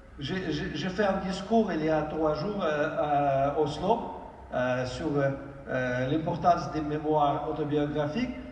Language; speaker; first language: French; non-native, fluent; Ukrainian